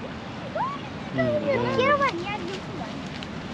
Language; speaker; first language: Spanish; early bilingual, other home language; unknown